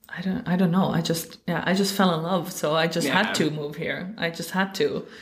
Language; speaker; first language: English; non-native, fluent; Dutch